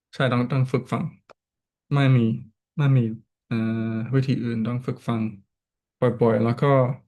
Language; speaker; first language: Thai; non-native, learner; English